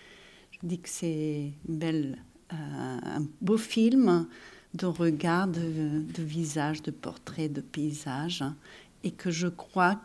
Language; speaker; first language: French; non-native, fluent; Catalan